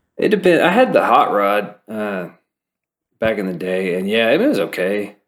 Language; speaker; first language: English; native; English